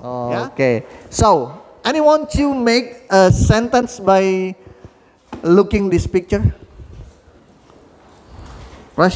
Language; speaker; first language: English; non-native, fluent; Indonesian